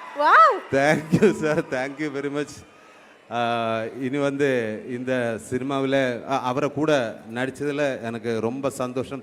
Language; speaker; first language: Tamil; non-native, learner; Malayalam